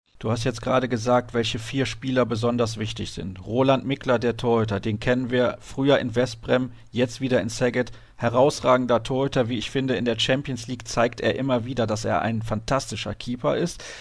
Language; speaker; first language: German; native; German